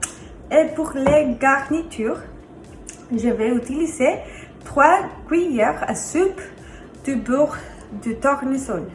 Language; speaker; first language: French; non-native, learner; Spanish